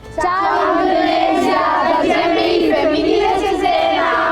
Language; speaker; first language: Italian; non-native, learner; Indonesian